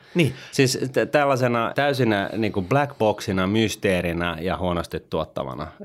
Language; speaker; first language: Finnish; native; Finnish